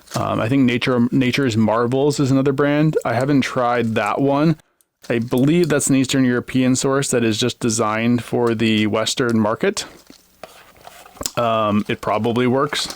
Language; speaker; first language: English; native; English